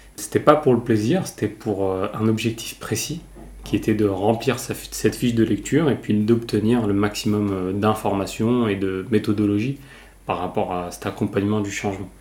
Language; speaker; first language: French; early bilingual, other home language; Kabyle